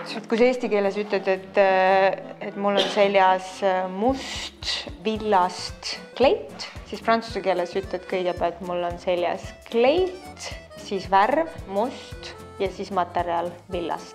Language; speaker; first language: Estonian; native; Estonian